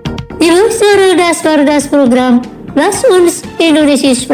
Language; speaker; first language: German; non-native, fluent; Indonesian